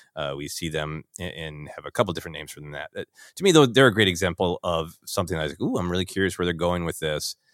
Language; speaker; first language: English; native; English